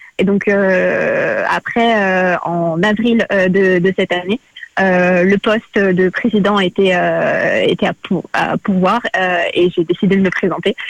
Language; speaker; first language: French; early bilingual, other home language; Portuguese